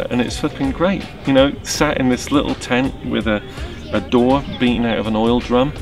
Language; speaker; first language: English; native; English